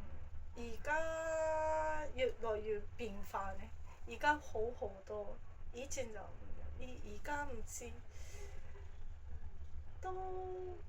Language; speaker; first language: Cantonese; non-native, fluent; Japanese